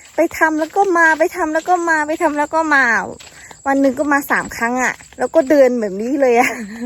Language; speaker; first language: Thai; non-native, local second language; Shan